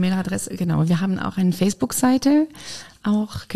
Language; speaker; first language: German; non-native, fluent; French